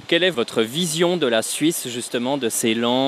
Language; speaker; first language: French; native; French